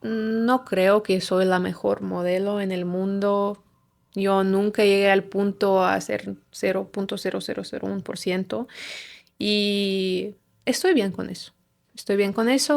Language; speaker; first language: Spanish; non-native, fluent; Russian